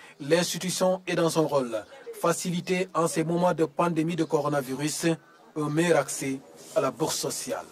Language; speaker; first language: French; non-native, local second language; Wolof